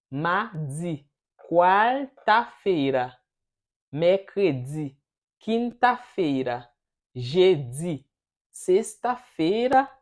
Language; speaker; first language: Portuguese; non-native, fluent; Haitian Creole